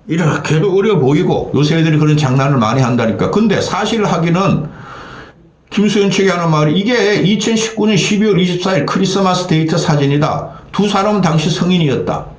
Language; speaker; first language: Korean; native; Korean